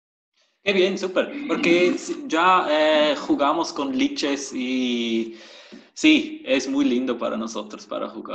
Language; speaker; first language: Spanish; non-native, fluent; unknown